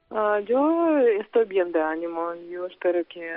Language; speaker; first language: Spanish; non-native, fluent; Ukrainian